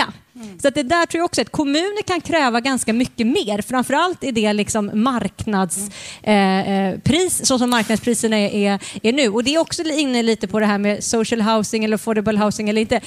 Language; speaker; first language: Swedish; native; Swedish